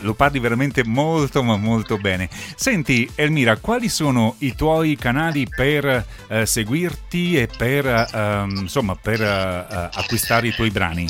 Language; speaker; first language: Italian; native; Italian